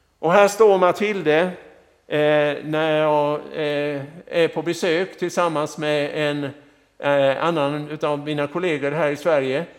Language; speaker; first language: Swedish; native; Swedish